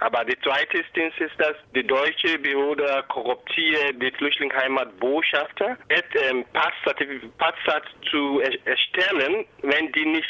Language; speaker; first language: German; non-native, fluent; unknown